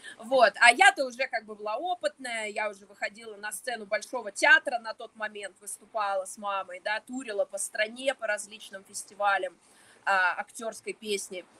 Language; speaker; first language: Russian; native; Russian